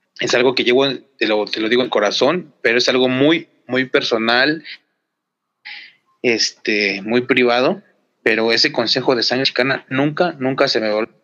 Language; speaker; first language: Spanish; native; Spanish